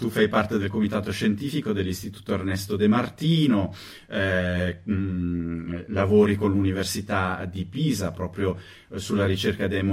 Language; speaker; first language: Italian; native; Italian